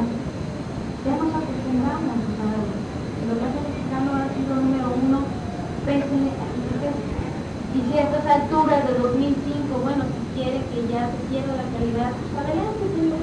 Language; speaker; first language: Spanish; native; Spanish